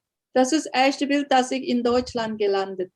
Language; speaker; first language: German; non-native, learner; Uyghur